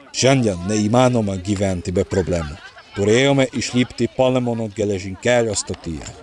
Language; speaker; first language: Lithuanian; non-native, learner; Czech